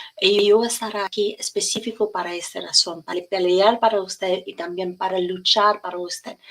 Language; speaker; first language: Spanish; non-native, learner; English